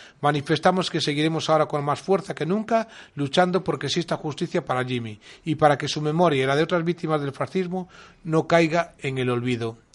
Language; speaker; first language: Spanish; native; Spanish